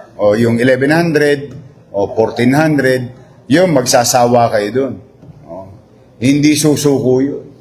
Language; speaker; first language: Filipino; native; Filipino